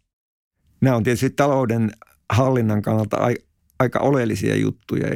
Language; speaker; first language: Finnish; native; Finnish